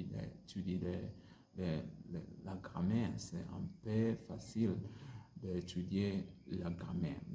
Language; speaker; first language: French; non-native, learner; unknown